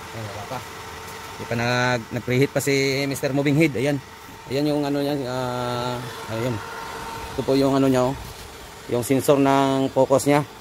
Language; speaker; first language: Filipino; non-native, local second language; Cebuano